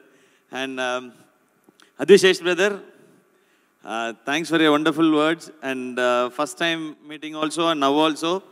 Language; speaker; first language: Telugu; non-native, learner; Tamil